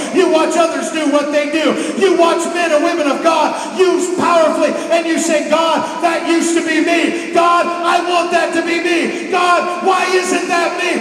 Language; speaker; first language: English; native; English